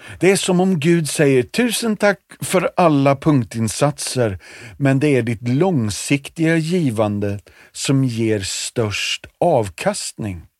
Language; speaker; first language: Swedish; native; Swedish